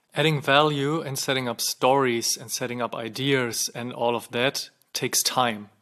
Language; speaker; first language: English; non-native, fluent; German